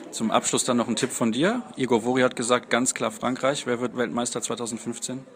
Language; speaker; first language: German; native; German